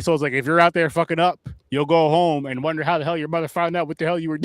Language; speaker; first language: English; native; English